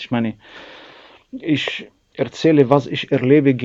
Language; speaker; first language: German; non-native, learner; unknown